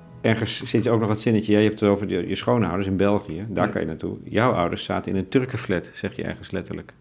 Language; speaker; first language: Dutch; native; Dutch